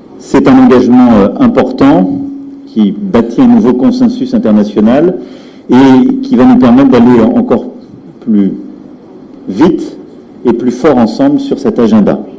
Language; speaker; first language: French; native; French